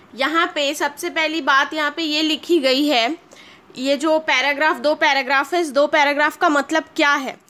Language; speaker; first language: Hindi; native; Hindi